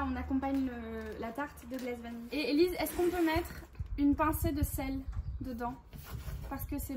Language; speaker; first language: French; native; French